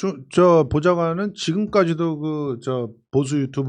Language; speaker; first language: Korean; native; Korean